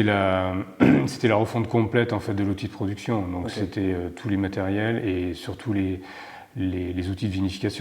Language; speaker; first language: French; native; French